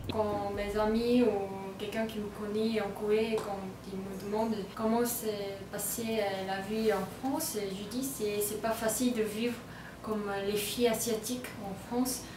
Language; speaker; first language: French; non-native, learner; Korean